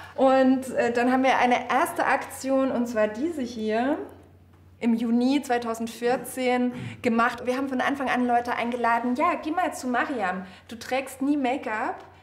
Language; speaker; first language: German; native; German